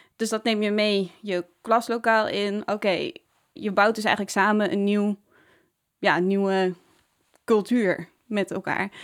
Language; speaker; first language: Dutch; native; Dutch